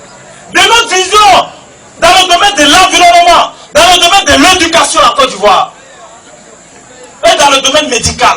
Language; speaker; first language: French; non-native, local second language; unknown